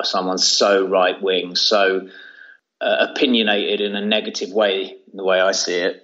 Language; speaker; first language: English; native; English